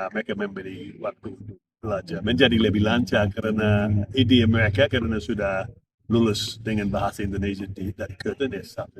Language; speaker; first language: Indonesian; non-native, fluent; English